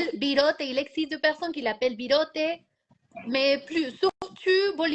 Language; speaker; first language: French; non-native, learner; Spanish